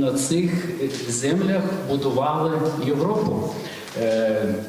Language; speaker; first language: Ukrainian; non-native, fluent; Lithuanian